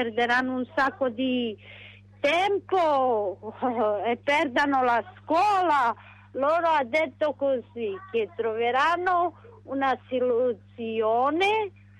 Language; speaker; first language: Italian; non-native, local second language; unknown